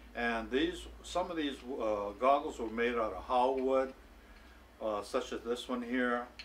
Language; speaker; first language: English; native; English